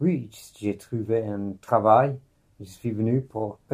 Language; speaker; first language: French; non-native, fluent; English